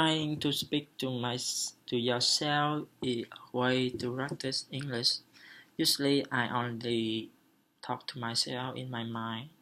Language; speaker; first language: English; non-native, learner; Vietnamese